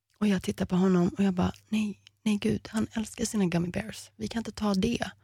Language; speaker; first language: Swedish; early bilingual, heritage; Swedish